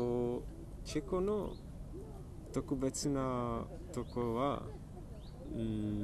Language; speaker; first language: Japanese; non-native, learner; Czech